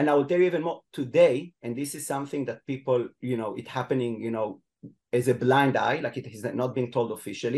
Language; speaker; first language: English; non-native, fluent; Hebrew